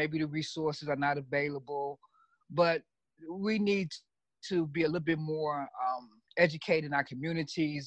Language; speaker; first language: English; native; English